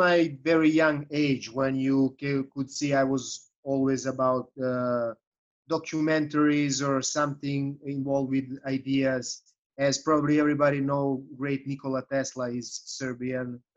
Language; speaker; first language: English; non-native, fluent; Serbian